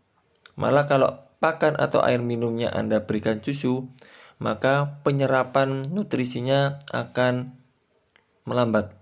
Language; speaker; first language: Indonesian; native; Indonesian